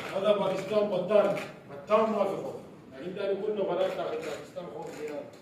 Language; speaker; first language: Arabic; non-native, learner; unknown